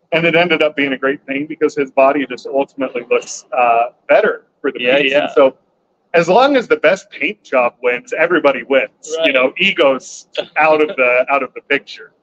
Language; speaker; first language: English; native; English